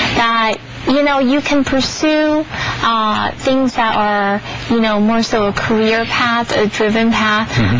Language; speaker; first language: English; early bilingual, other home language; Chinese